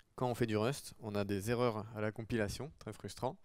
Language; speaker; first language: French; native; French